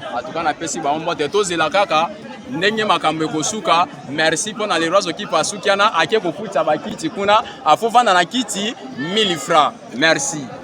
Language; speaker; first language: Lingala; native; Lingala